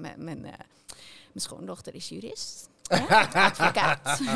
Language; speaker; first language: Dutch; native; Dutch